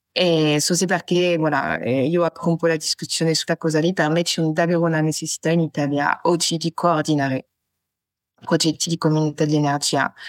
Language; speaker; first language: French; native; French